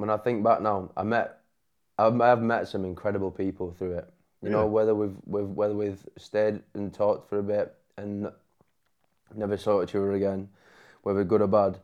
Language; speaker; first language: English; native; English